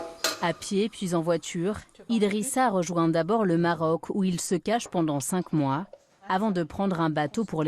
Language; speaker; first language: French; native; French